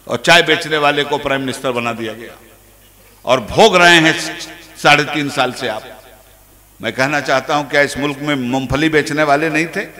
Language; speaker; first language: Urdu; native; Urdu